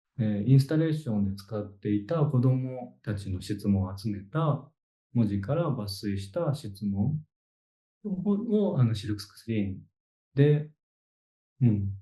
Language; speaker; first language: Japanese; native; Japanese